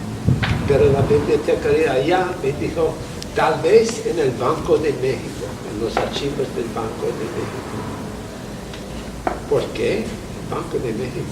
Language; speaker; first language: Spanish; non-native, fluent; English